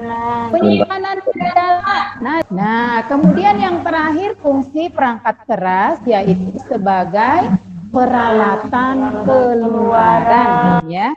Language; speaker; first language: Indonesian; native; Indonesian